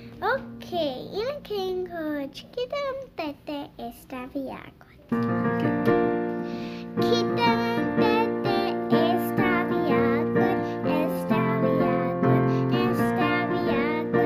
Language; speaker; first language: Hungarian; early bilingual, heritage; Hungarian